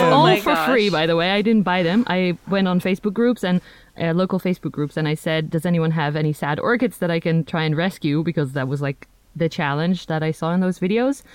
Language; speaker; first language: English; non-native, fluent; Dutch